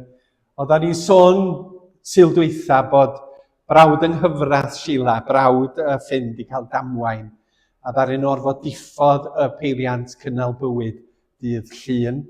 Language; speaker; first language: Welsh; native; Welsh